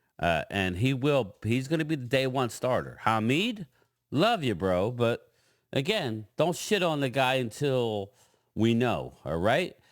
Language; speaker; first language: English; native; English